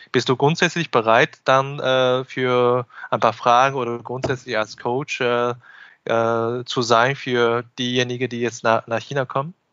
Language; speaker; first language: German; non-native, fluent; Chinese